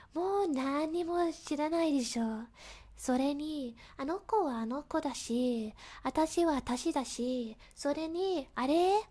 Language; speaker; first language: Japanese; non-native, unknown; English